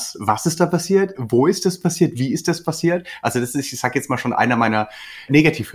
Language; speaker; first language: German; native; German